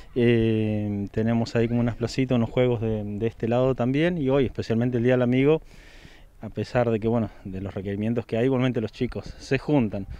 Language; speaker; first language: Spanish; native; Spanish